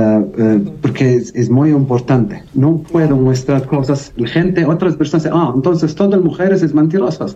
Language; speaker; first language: Spanish; non-native, learner; Arabic